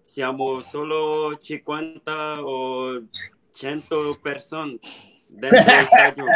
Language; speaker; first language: Italian; non-native, learner; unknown